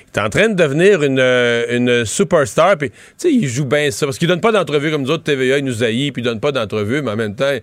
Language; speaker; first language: French; native; French